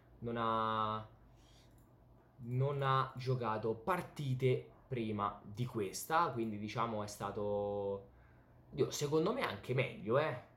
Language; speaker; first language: Italian; native; Italian